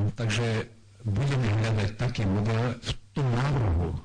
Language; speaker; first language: Slovak; non-native, local second language; Hungarian